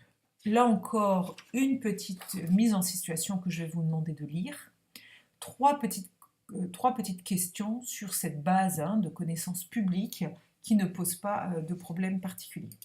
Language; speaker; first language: French; native; French